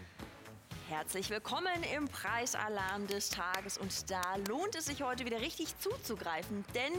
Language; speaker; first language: German; native; German